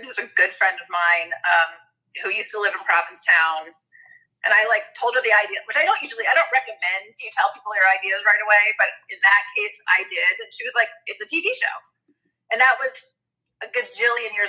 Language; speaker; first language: English; native; English